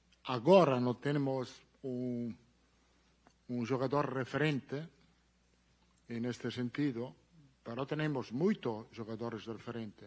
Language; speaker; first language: Portuguese; non-native, learner; Italian